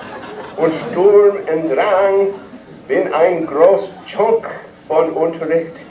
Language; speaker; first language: German; non-native, learner; English